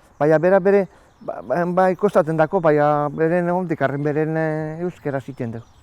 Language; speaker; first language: Basque; native; Basque